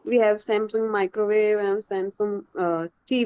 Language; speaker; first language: English; non-native, learner; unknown